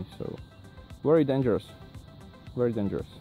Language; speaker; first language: English; non-native, learner; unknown